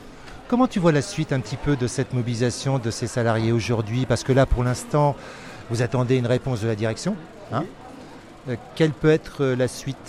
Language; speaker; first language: French; native; French